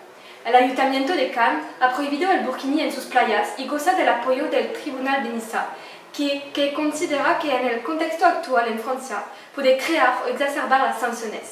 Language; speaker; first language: Spanish; non-native, learner; French